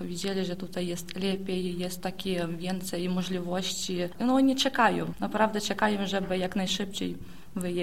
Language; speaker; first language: Polish; non-native, fluent; Ukrainian